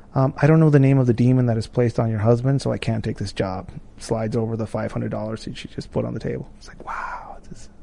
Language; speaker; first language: English; non-native, fluent; Spanish